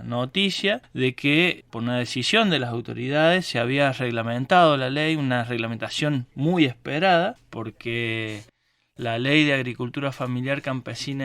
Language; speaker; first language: Spanish; native; Spanish